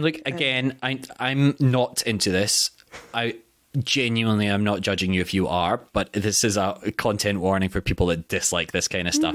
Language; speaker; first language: English; native; English